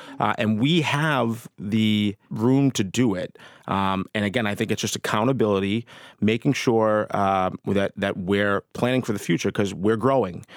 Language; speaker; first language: English; native; English